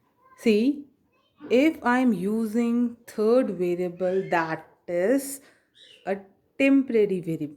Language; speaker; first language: English; non-native, local second language; Hindi